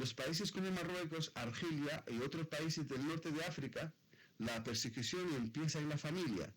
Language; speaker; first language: Spanish; non-native, fluent; Arabic